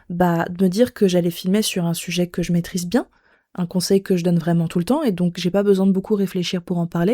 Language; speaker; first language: French; native; French